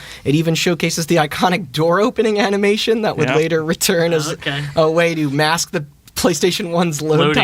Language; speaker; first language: English; native; English